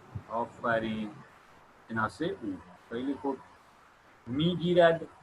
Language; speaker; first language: Persian; non-native, fluent; Urdu